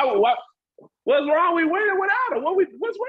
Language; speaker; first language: English; native; English